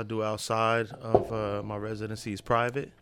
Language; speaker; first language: English; native; English